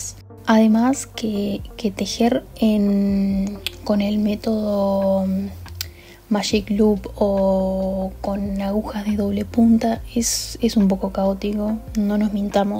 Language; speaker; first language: Spanish; native; Spanish